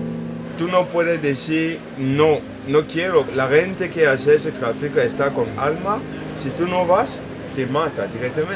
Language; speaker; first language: Spanish; non-native, learner; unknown